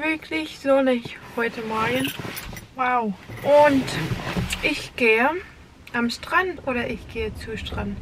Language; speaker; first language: German; non-native, learner; English